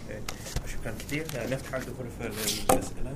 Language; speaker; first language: Arabic; non-native, learner; English